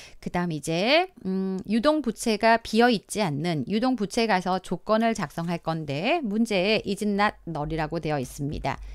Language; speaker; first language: Korean; native; Korean